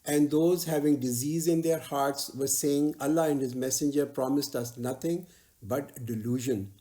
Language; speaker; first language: English; non-native, local second language; Urdu